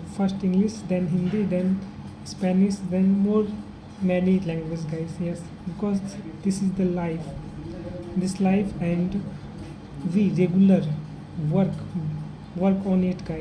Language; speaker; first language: English; non-native, learner; Hindi